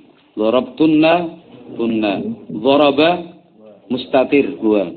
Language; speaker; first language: Arabic; non-native, fluent; Javanese